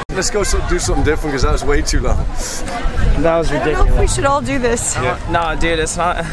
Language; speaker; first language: English; native; English